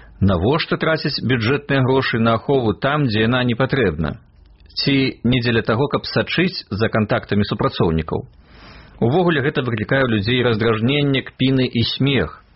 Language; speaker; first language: Belarusian; native; Belarusian